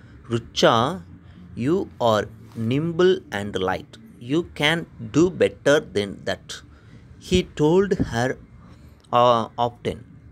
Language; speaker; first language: English; non-native, local second language; Tamil